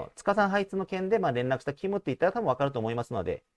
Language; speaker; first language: Japanese; non-native, fluent; Korean